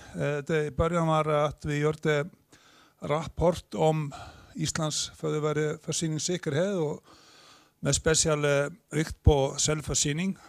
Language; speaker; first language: Swedish; non-native, fluent; Icelandic